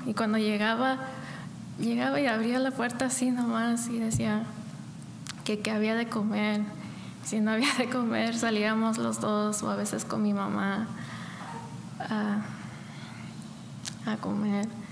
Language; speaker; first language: Spanish; early bilingual, heritage; Spanish